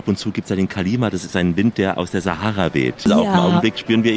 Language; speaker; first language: German; native; German